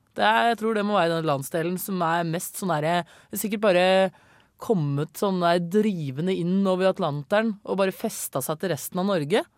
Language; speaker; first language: Norwegian; native; Norwegian